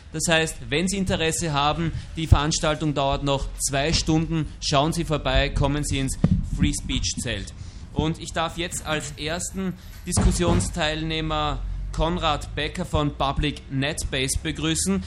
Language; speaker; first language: German; native; German